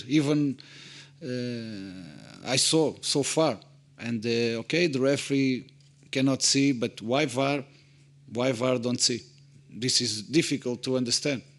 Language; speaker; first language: English; non-native, fluent; Portuguese